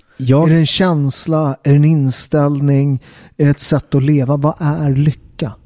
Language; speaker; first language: Swedish; early bilingual, other home language; Italian